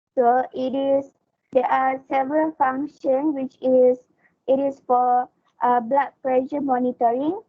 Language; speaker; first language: English; non-native, local second language; Malay